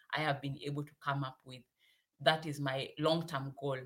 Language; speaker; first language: English; non-native, local second language; Swahili